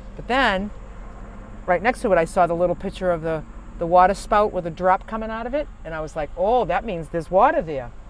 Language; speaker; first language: English; native; English